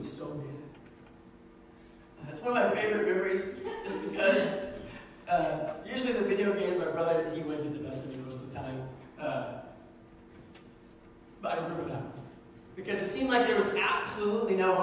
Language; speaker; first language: English; native; English